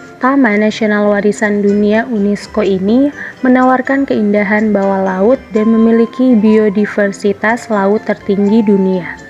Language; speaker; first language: Indonesian; native; Indonesian